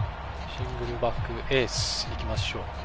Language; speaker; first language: Japanese; native; Japanese